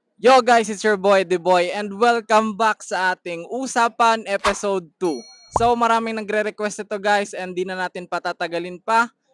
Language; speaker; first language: Filipino; native; Filipino